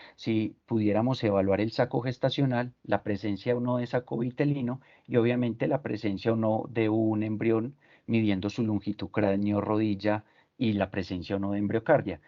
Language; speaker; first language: Spanish; native; Spanish